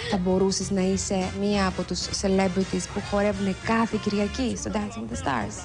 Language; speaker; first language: Greek; native; Greek